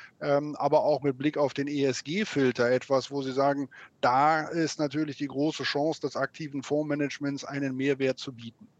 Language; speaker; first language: German; native; German